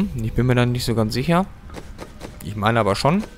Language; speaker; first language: German; native; German